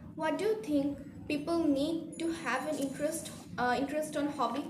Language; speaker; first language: English; non-native, fluent; Bangla